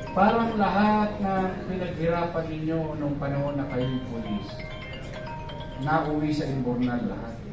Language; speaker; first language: Filipino; native; Filipino